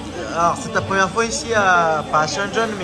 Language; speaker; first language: French; native; French